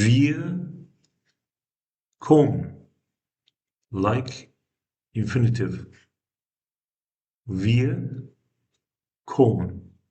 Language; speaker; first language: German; non-native, fluent; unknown